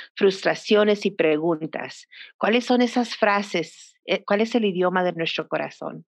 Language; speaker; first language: Spanish; early bilingual, heritage; Spanish